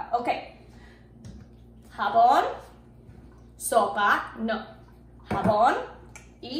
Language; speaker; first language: Spanish; non-native, fluent; English